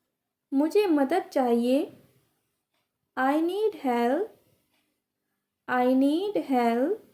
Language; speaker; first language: English; non-native, local second language; Hindi